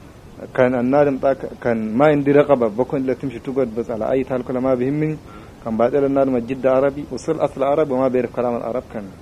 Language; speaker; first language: Arabic; native; Arabic